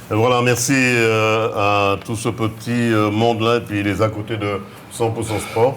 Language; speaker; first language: French; native; French